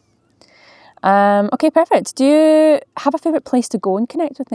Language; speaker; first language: English; native; English